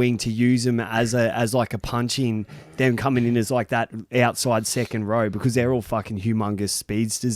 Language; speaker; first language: English; native; English